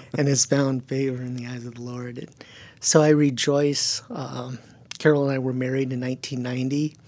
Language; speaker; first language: English; early bilingual, other home language; German